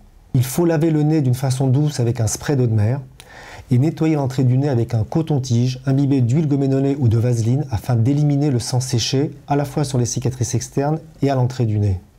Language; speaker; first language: French; native; French